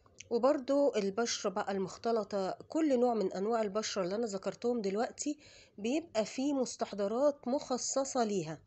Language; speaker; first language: Arabic; native; Arabic